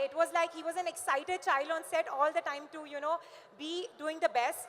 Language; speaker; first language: Telugu; non-native, learner; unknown